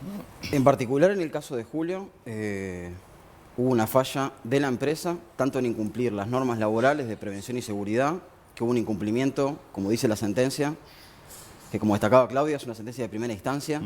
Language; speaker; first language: Spanish; native; Spanish